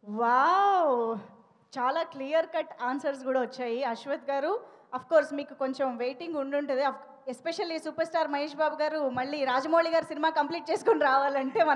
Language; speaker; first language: Telugu; native; Telugu